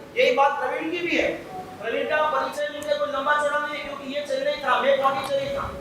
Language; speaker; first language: Hindi; native; Hindi